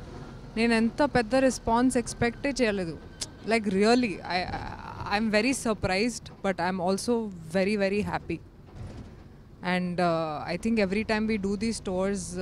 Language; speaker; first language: Telugu; non-native, fluent; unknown